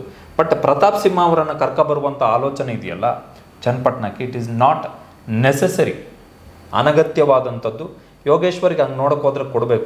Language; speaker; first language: Kannada; native; Kannada